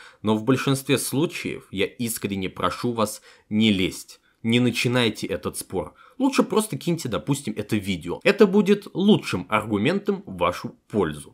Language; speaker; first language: Russian; native; Russian